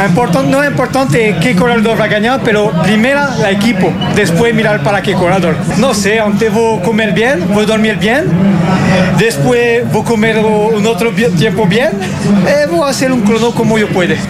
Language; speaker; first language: Spanish; non-native, learner; French